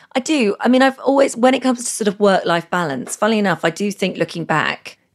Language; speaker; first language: English; native; English